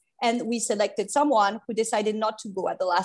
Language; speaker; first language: English; non-native, fluent; French